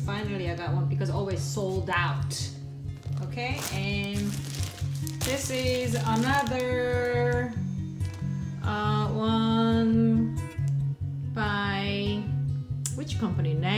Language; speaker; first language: English; non-native, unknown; Korean